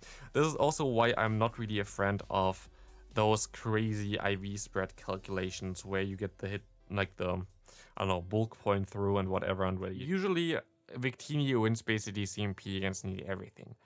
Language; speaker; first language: English; non-native, fluent; German